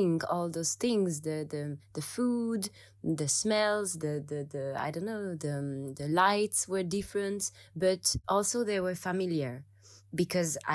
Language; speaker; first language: English; non-native, fluent; French